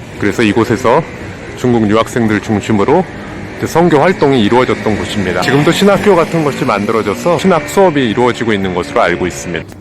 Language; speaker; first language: Korean; native; Korean